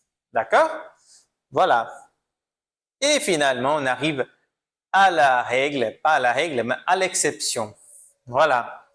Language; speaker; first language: French; non-native, fluent; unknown